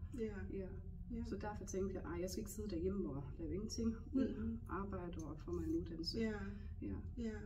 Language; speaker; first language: Danish; non-native, local second language; Faroese